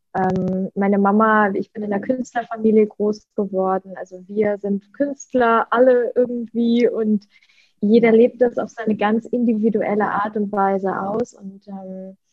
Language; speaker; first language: German; early bilingual, other home language; Russian